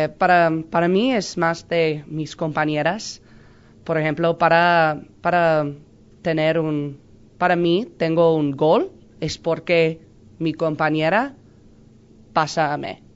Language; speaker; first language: Spanish; non-native, learner; English